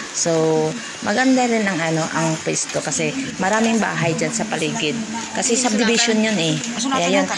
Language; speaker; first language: Filipino; non-native, local second language; Hiligaynon